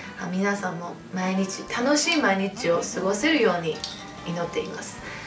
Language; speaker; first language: Japanese; non-native, fluent; Chinese